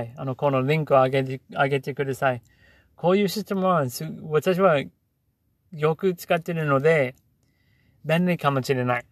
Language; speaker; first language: Japanese; non-native, learner; English